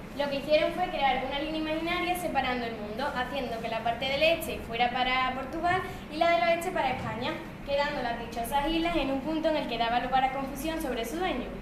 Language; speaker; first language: Spanish; native; Spanish